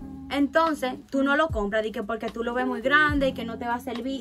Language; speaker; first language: Spanish; early bilingual, heritage; Spanish